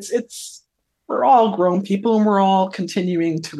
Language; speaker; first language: English; native; English